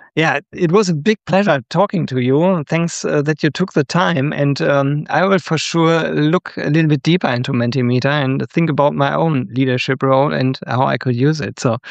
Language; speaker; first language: English; non-native, fluent; German